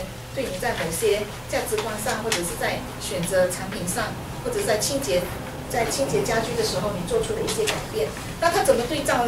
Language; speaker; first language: Chinese; native; Chinese